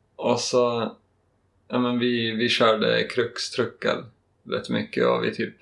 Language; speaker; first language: Swedish; native; Swedish